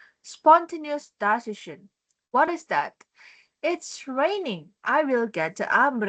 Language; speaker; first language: English; non-native, fluent; Indonesian